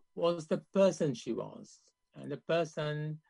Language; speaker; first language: English; non-native, local second language; Gujarati